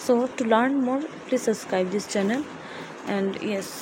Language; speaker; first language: English; non-native, local second language; Assamese